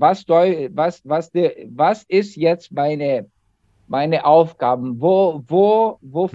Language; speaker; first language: German; non-native, learner; Portuguese